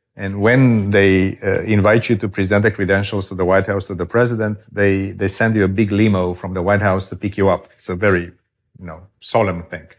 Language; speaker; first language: English; non-native, fluent; Romanian